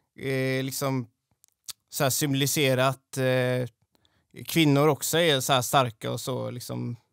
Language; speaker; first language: Swedish; native; Swedish